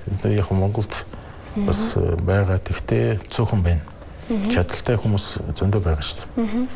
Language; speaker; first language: Mongolian; non-native, fluent; Russian